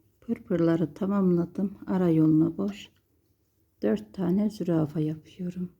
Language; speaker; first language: Turkish; native; Turkish